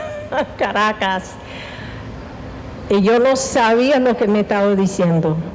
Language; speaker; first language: Spanish; non-native, fluent; English